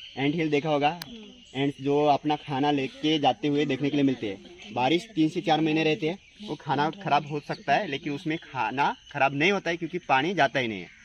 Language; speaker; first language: Hindi; non-native, local second language; Marathi